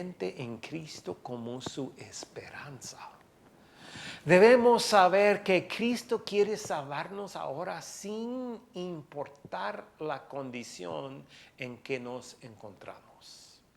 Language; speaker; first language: Spanish; non-native, fluent; English